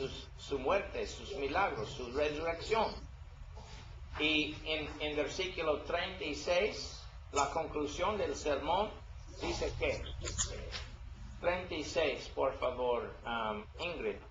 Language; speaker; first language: Spanish; non-native, learner; English